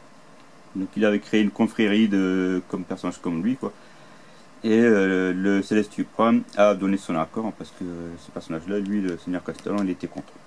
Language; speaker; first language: French; native; French